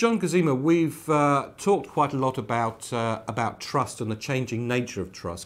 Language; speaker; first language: English; native; English